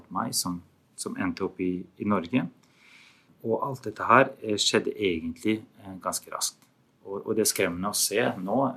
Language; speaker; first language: Norwegian; non-native, fluent; Albanian